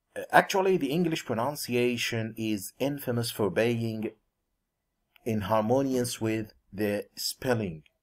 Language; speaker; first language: English; non-native, fluent; Arabic